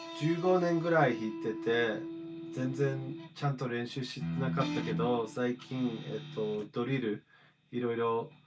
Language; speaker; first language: Japanese; non-native, fluent; English